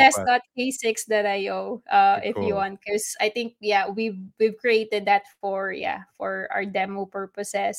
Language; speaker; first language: English; non-native, local second language; Filipino